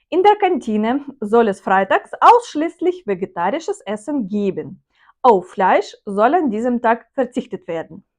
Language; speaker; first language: German; non-native, fluent; Ukrainian